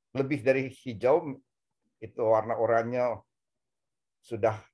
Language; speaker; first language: Indonesian; native; Indonesian